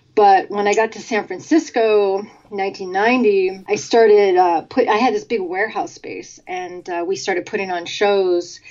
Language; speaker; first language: English; native; English